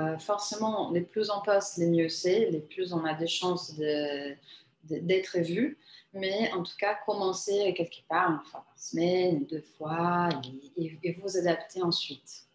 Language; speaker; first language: French; non-native, fluent; Portuguese